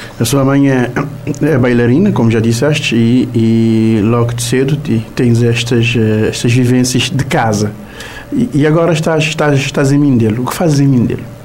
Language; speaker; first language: Portuguese; non-native, local second language; Kabuverdianu